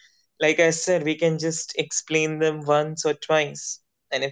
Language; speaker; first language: English; non-native, local second language; Hindi